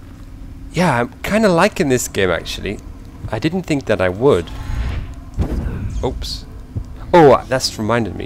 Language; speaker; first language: English; native; English